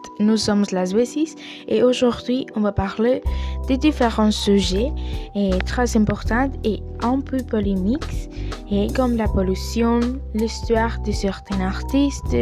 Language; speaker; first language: French; non-native, learner; Spanish